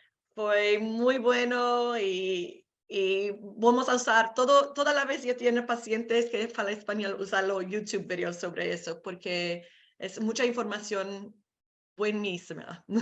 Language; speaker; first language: Spanish; non-native, learner; English